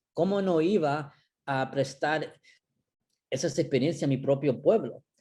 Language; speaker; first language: Spanish; early bilingual, heritage; Spanish